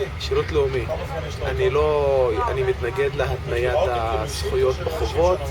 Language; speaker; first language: Hebrew; non-native, local second language; Arabic